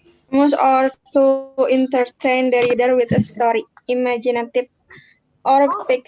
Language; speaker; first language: English; non-native, learner; Indonesian